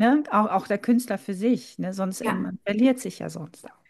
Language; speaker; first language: German; native; German